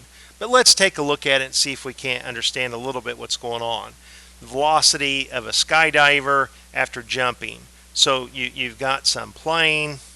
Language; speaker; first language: English; native; English